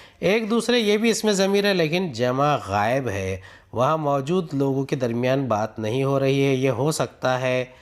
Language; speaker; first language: Urdu; native; Urdu